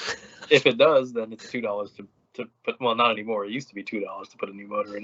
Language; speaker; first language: English; native; English